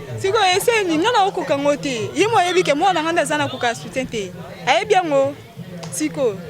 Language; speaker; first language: Lingala; non-native, local second language; Kituba (Democratic Republic of Congo)